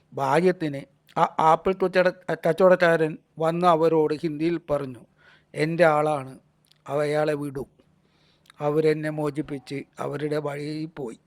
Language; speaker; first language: Malayalam; native; Malayalam